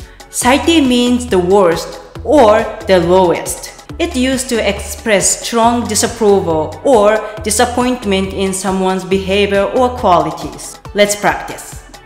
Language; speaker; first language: English; non-native, fluent; Japanese